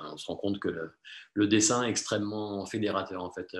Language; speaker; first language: French; native; French